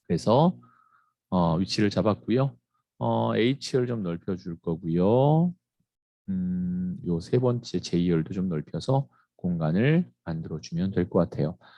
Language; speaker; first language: Korean; native; Korean